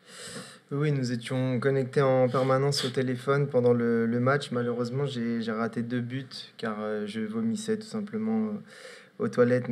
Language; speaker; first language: French; native; French